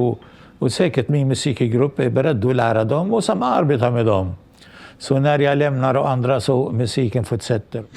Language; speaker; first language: Swedish; non-native, local second language; Arabic